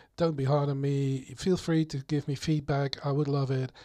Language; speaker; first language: English; non-native, fluent; Dutch